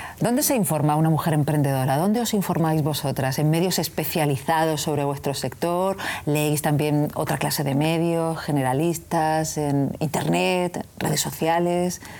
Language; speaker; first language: Spanish; native; Spanish